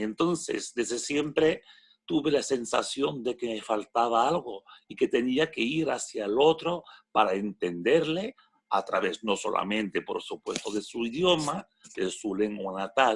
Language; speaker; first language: Spanish; non-native, fluent; French